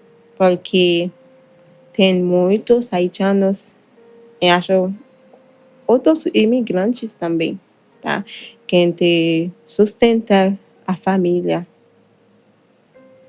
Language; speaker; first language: Portuguese; non-native, learner; Haitian Creole